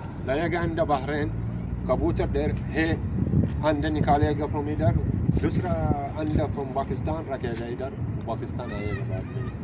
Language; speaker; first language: Hindi; non-native, learner; Arabic